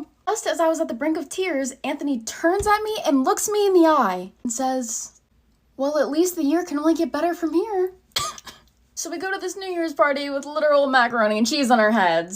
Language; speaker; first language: English; native; English